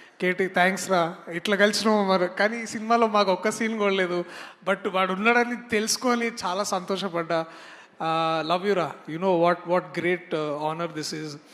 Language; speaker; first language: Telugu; native; Telugu